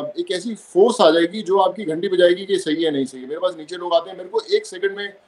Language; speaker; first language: Hindi; non-native, local second language; Punjabi